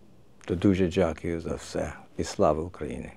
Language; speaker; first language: Ukrainian; early bilingual, heritage; Ukrainian